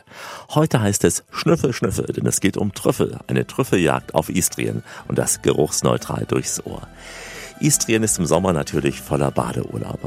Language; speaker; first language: German; native; German